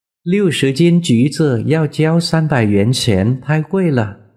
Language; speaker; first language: Chinese; non-native, fluent; Vietnamese